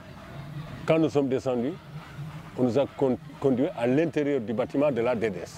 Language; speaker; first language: French; non-native, local second language; Wolof